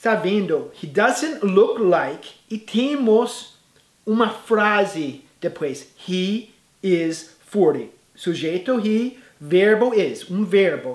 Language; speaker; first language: Portuguese; non-native, fluent; English